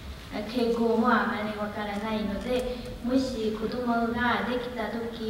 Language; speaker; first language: Japanese; non-native, learner; Chinese